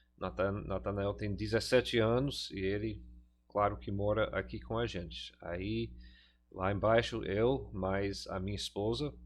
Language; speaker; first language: Portuguese; non-native, fluent; English